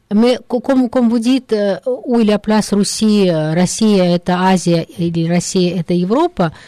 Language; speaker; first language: French; non-native, learner; Russian